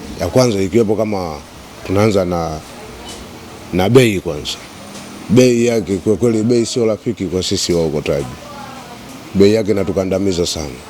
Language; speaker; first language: Swahili; native; Swahili